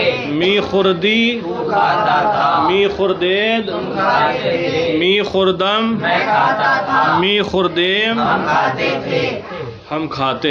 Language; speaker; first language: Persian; non-native, fluent; Urdu